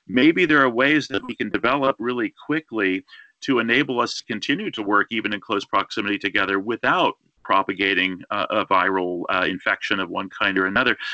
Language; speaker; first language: English; native; English